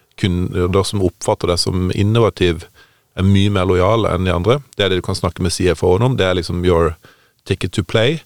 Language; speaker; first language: Norwegian; native; Norwegian